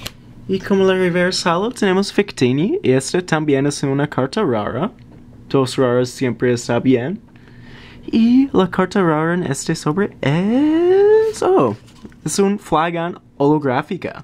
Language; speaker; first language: Spanish; non-native, learner; English